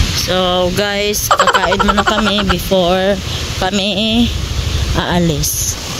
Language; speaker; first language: Filipino; non-native, local second language; Cebuano